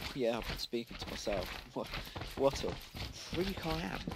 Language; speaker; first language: English; native; English